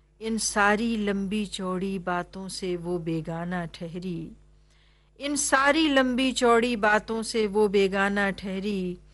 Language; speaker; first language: Urdu; native; Urdu